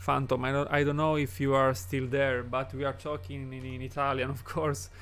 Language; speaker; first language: English; non-native, fluent; Italian